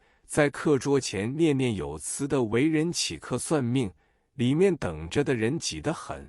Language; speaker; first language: Chinese; native; Chinese